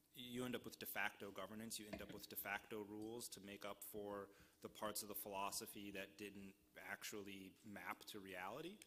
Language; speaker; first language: English; native; English